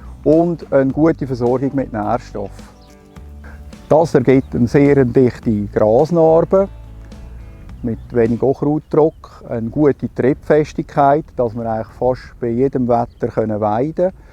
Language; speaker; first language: German; native; German